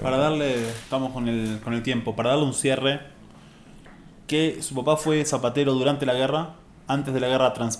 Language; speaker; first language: Spanish; native; Spanish